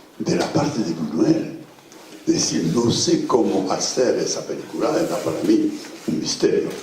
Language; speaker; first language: Spanish; non-native, fluent; French